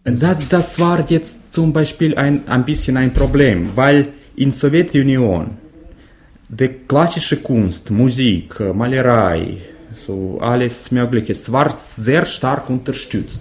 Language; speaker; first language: German; non-native, fluent; Russian